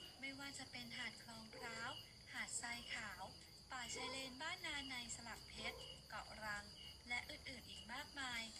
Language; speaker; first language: Thai; native; Thai